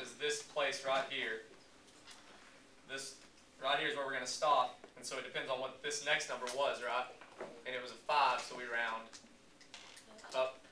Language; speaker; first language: English; native; English